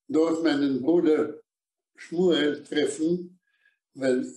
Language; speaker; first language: German; non-native, fluent; Slovak